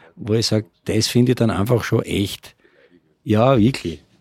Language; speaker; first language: German; native; German